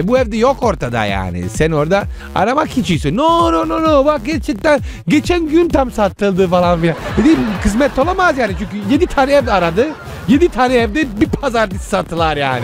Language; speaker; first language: Turkish; non-native, fluent; Italian